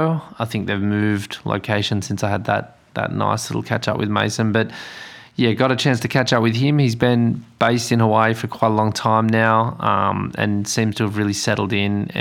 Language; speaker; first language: English; native; English